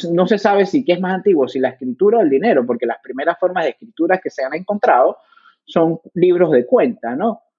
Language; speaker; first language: Spanish; native; Spanish